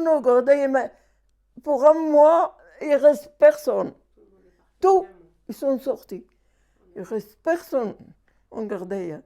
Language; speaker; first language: French; non-native, learner; Arabic